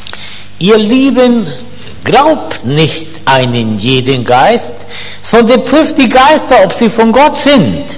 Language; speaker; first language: German; non-native, fluent; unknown